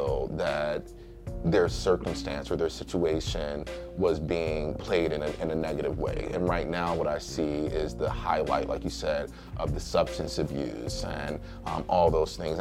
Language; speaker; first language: English; native; English